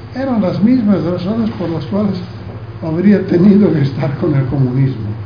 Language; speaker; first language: Spanish; non-native, fluent; Italian